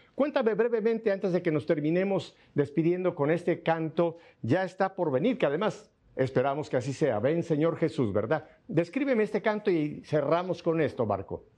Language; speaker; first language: Spanish; native; Spanish